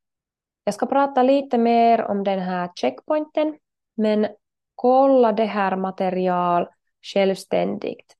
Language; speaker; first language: Swedish; non-native, learner; Finnish